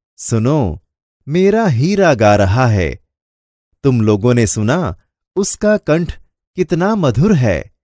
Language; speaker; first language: Hindi; non-native, local second language; Gujarati